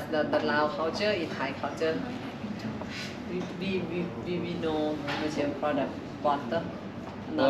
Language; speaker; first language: English; non-native, learner; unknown